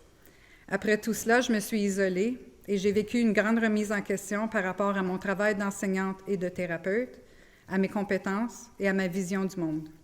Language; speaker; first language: French; native; French